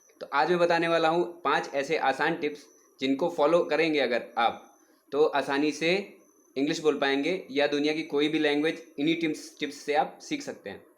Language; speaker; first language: Hindi; native; Hindi